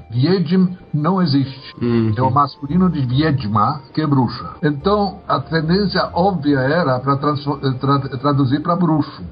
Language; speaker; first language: Portuguese; early bilingual, other home language; Polish